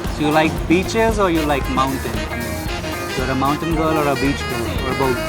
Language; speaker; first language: English; non-native, local second language; Hindi